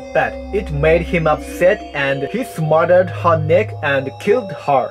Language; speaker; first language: English; non-native, fluent; Japanese